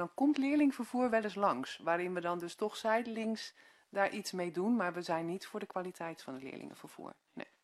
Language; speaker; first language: Dutch; native; Dutch